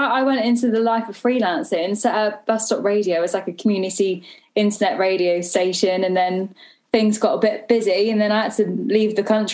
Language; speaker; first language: English; native; English